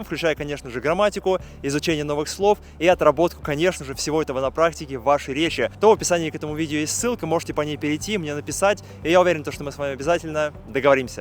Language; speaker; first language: Russian; native; Russian